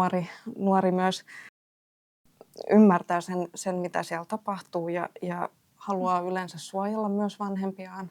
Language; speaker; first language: Finnish; native; Finnish